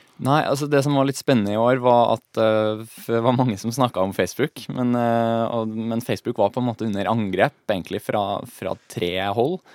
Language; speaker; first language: Norwegian; native; Norwegian